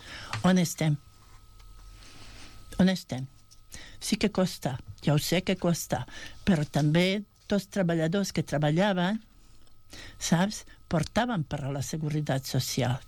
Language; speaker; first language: Catalan; non-native, fluent; Bosnian